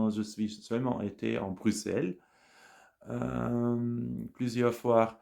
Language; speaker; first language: French; non-native, learner; German